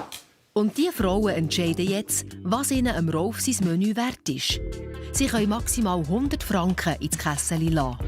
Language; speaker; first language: German; native; German